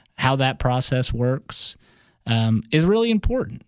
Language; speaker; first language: English; early bilingual, other home language; Russian